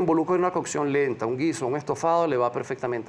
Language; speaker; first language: Spanish; native; Spanish